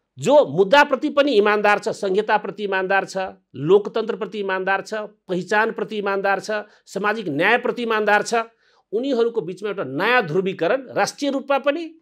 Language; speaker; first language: Nepali; non-native, local second language; Maithili